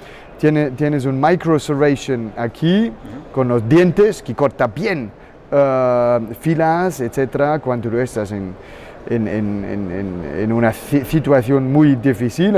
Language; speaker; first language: Spanish; non-native, learner; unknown